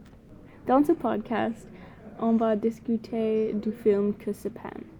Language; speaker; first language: French; non-native, learner; English